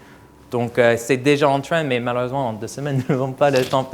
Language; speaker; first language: French; non-native, fluent; English